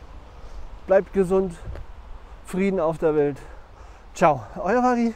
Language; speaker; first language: German; native; German